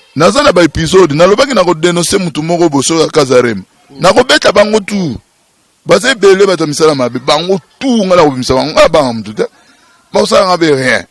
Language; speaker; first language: Lingala; non-native, local second language; Swahili